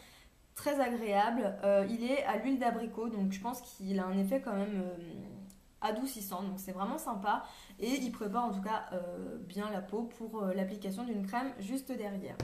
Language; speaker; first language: French; native; French